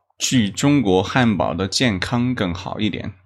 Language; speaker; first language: Chinese; native; Chinese